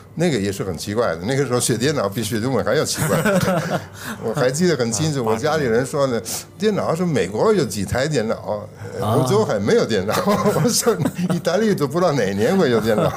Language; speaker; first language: Chinese; non-native, fluent; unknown